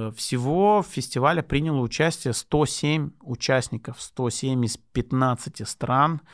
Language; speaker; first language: Russian; non-native, local second language; Lezghian